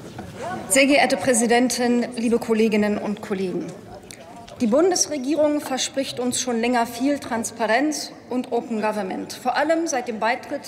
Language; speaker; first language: German; native; German